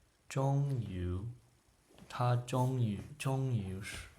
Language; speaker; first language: Chinese; non-native, learner; English